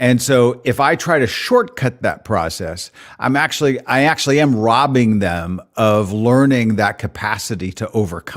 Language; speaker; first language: English; native; English